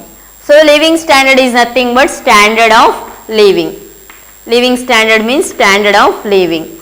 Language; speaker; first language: English; non-native, local second language; Kannada